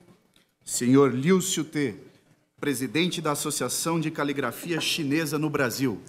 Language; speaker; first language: Portuguese; native; Portuguese